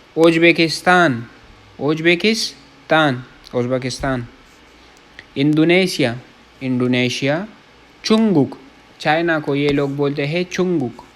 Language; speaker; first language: Urdu; non-native, local second language; Punjabi